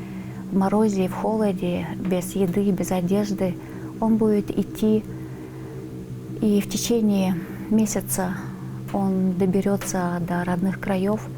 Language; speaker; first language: Russian; non-native, local second language; Tuvinian